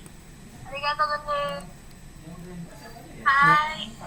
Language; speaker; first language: Japanese; non-native, learner; Indonesian